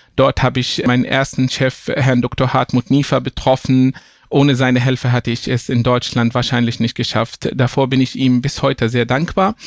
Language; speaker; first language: German; non-native, fluent; Arabic